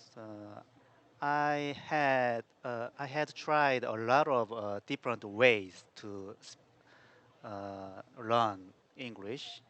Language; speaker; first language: English; non-native, learner; Korean